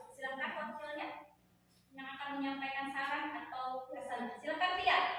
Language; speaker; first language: Indonesian; native; Indonesian